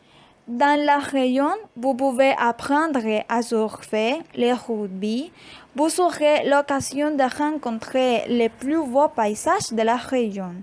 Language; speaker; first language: French; non-native, learner; Spanish